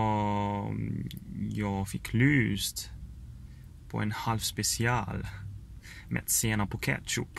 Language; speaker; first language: Swedish; non-native, learner; Italian